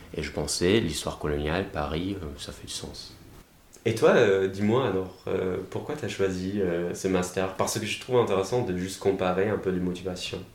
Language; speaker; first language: French; non-native, fluent; German